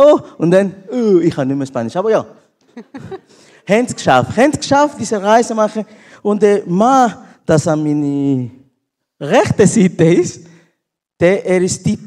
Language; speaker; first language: German; non-native, learner; Spanish